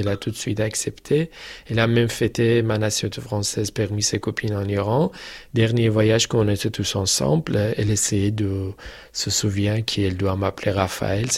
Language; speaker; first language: French; non-native, fluent; Persian